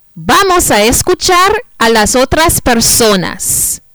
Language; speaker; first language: Spanish; non-native, fluent; English